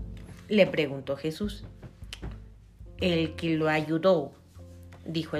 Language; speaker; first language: Spanish; native; Spanish